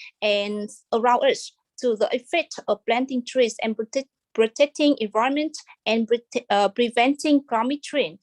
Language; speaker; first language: English; non-native, fluent; Vietnamese